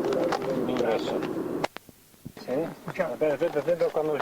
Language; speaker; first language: Italian; native; Italian